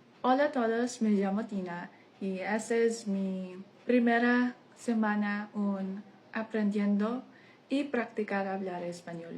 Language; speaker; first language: Spanish; non-native, learner; English